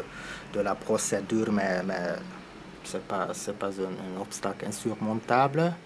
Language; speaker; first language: French; non-native, fluent; Hungarian